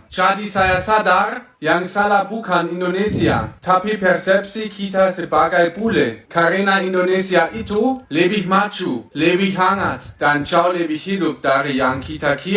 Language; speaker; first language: Indonesian; non-native, fluent; German